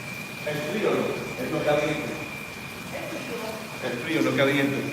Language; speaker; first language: Spanish; non-native, learner; English